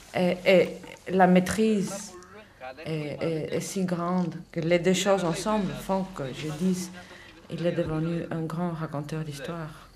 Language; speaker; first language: French; non-native, fluent; Dutch